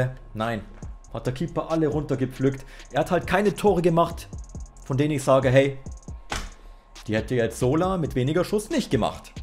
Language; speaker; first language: German; native; German